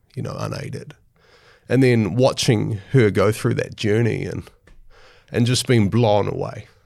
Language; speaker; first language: English; native; English